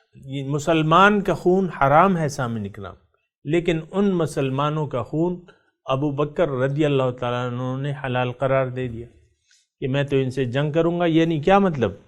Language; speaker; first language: Urdu; non-native, local second language; Pashto